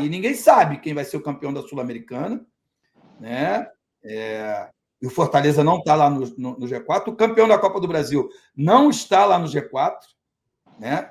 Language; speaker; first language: Portuguese; native; Portuguese